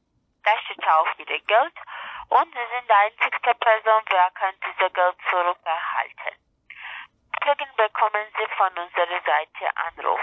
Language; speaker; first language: German; non-native, learner; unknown